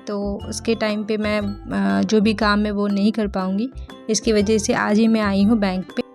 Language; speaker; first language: Hindi; non-native, local second language; Bangla